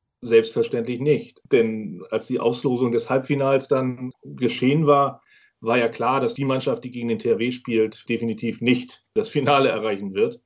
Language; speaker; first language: German; native; German